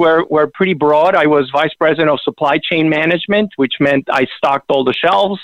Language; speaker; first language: English; non-native, fluent; Spanish